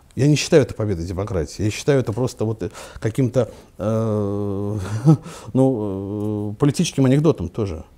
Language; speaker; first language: Russian; native; Russian